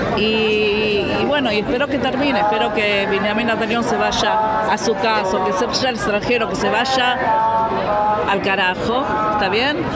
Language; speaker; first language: Spanish; early bilingual, heritage; Spanish